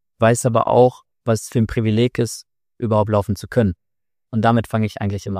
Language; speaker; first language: German; native; German